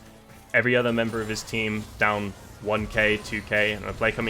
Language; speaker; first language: English; native; English